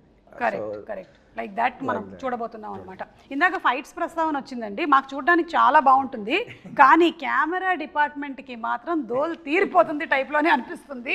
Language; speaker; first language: Telugu; native; Telugu